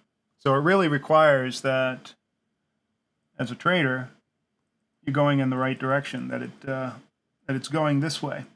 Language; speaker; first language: English; native; English